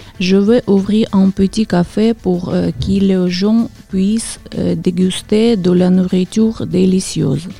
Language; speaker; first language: French; non-native, learner; Ukrainian